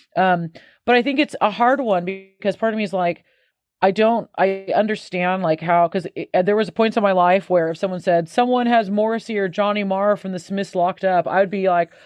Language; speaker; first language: English; native; English